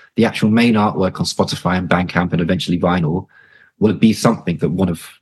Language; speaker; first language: English; native; English